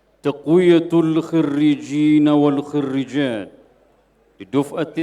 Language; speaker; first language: Arabic; non-native, fluent; Indonesian